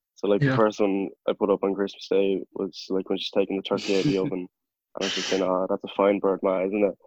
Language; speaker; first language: English; native; English